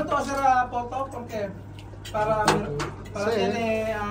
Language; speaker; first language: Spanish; non-native, learner; Filipino